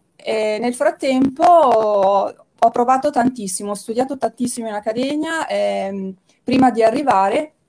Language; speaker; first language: Italian; native; Italian